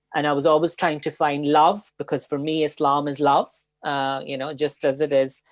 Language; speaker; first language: English; native; English